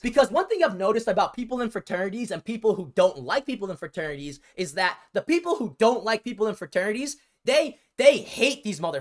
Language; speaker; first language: English; native; English